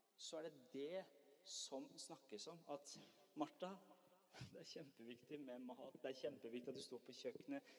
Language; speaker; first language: Norwegian; early bilingual, other home language; Persian